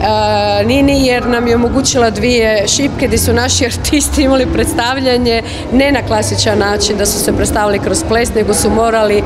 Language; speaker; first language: Croatian; native; Croatian